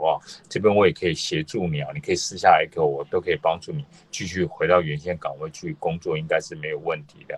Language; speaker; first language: Chinese; native; Chinese